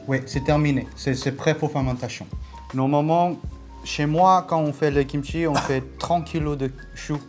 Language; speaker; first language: French; non-native, learner; Korean